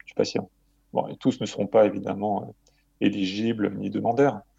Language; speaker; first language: French; native; French